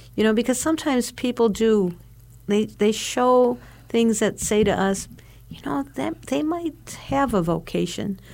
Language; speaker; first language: English; native; English